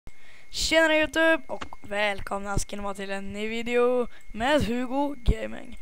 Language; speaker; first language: Swedish; native; Swedish